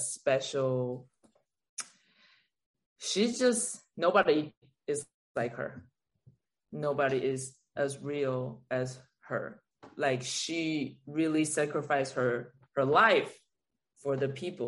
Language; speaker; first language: English; non-native, fluent; Chinese